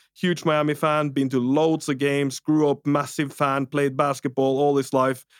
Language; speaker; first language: English; non-native, fluent; Norwegian